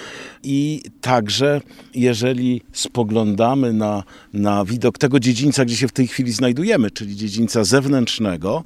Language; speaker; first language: Polish; native; Polish